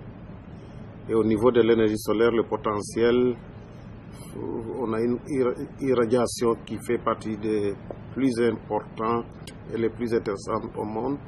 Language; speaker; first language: French; non-native, local second language; Wolof